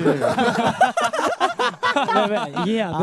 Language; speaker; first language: Korean; non-native, fluent; Cantonese